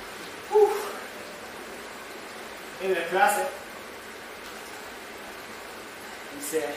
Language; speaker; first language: Spanish; non-native, learner; Japanese